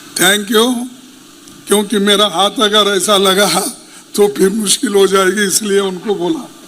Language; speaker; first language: Hindi; non-native, local second language; Kannada